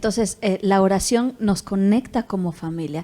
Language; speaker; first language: Spanish; native; Spanish